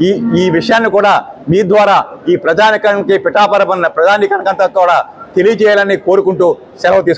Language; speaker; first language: Telugu; native; Telugu